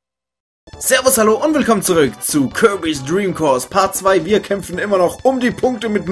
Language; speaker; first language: German; native; German